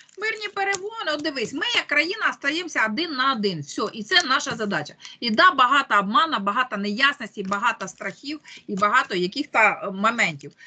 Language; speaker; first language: Ukrainian; native; Ukrainian